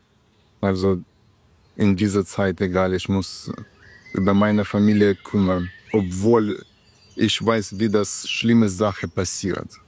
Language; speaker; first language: German; non-native, learner; Russian